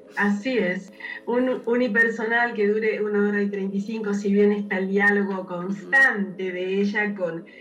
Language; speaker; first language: Spanish; native; Spanish